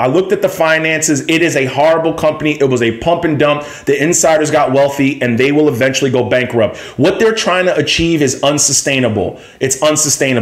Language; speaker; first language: English; native; English